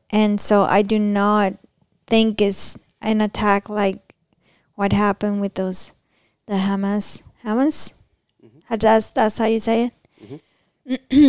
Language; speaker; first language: English; non-native, fluent; Spanish